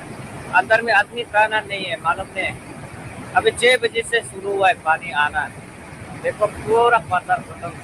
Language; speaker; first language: Hindi; non-native, local second language; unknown